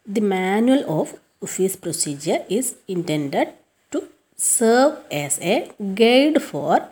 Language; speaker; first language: English; non-native, local second language; Malayalam